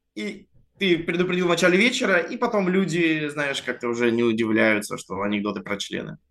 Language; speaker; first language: Russian; native; Russian